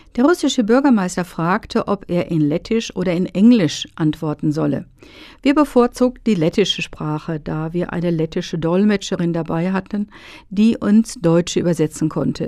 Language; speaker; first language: German; native; German